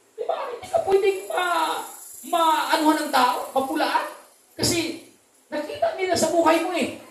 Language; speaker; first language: Filipino; non-native, local second language; Cebuano